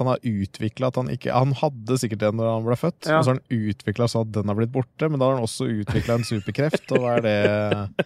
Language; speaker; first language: Norwegian; native; Norwegian